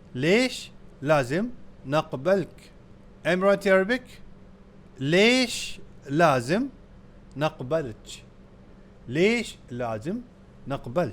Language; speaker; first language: Arabic; non-native, fluent; Urdu